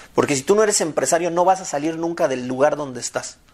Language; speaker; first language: Spanish; native; Spanish